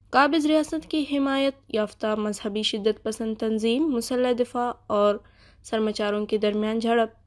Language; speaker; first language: Urdu; non-native, local second language; Baluchi